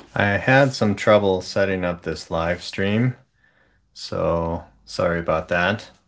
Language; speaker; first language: English; native; English